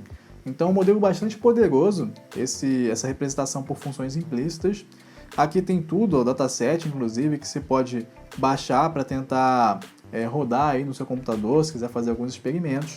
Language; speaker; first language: Portuguese; native; Portuguese